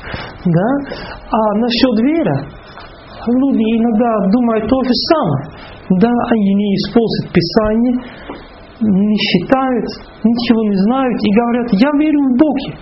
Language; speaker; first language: Russian; non-native, fluent; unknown